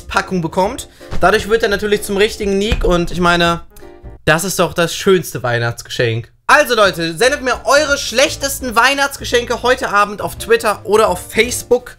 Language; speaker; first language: German; native; German